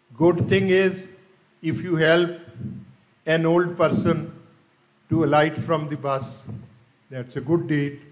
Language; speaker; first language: English; non-native, local second language; Punjabi